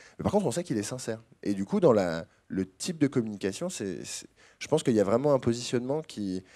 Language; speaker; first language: French; native; French